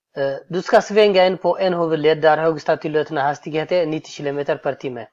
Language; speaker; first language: Swedish; non-native, fluent; Tigrinya